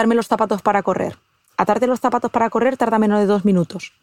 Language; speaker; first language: Spanish; native; Spanish